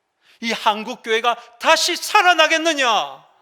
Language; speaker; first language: Korean; native; Korean